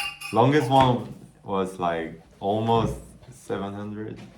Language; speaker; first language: English; non-native, learner; Korean